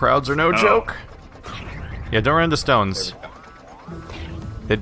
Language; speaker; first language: English; native; English